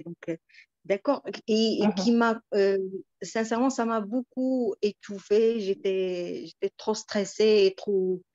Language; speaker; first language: French; non-native, local second language; Arabic